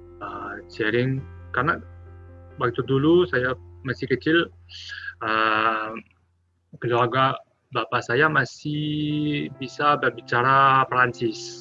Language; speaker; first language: Indonesian; non-native, learner; French